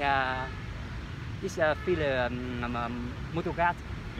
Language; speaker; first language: German; non-native, learner; Vietnamese